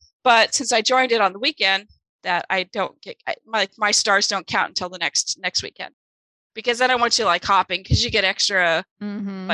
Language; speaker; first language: English; non-native, fluent; German